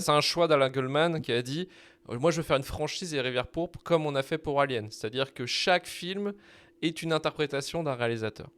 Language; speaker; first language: French; native; French